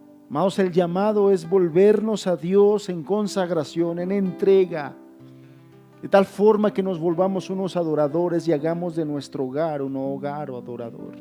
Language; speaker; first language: Spanish; native; Spanish